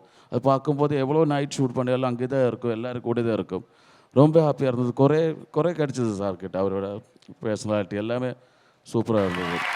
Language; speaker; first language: Tamil; non-native, learner; Malayalam